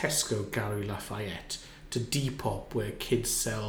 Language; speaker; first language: English; native; English